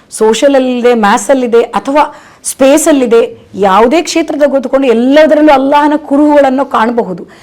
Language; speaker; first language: Kannada; non-native, local second language; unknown